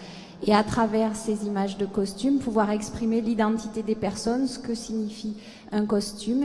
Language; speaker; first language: French; native; French